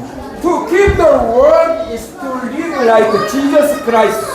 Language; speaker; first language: English; non-native, learner; Korean